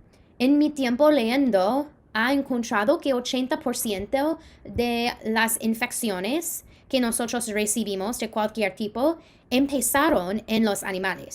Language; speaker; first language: Spanish; non-native, fluent; English